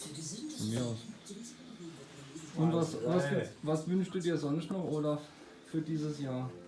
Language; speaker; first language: German; native; German